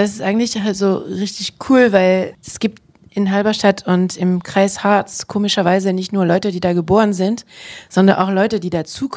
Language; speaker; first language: German; non-native, fluent; French